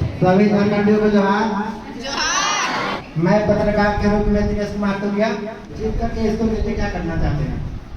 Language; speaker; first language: Hindi; native; Hindi